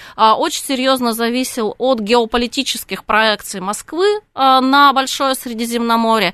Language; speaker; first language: Russian; native; Russian